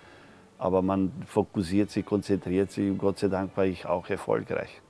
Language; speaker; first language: German; non-native, fluent; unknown